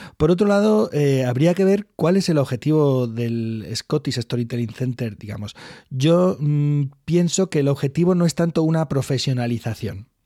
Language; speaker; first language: Spanish; native; Spanish